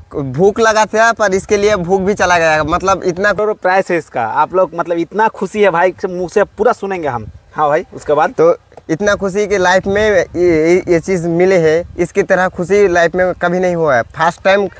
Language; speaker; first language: Hindi; non-native, local second language; Bangla